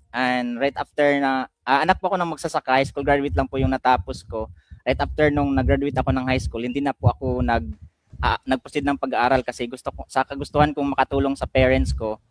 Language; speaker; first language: Filipino; non-native, local second language; Cebuano